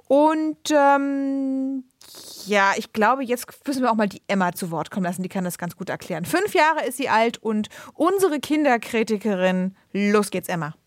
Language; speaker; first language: German; native; German